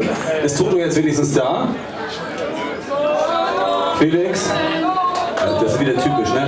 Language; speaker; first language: German; native; German